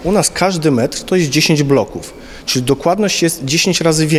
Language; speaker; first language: Polish; native; Polish